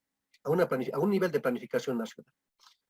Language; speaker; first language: Spanish; native; Spanish